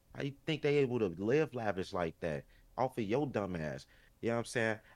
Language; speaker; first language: English; early bilingual, other home language; Haitian Creole